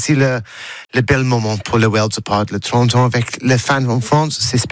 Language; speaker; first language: French; non-native, learner; English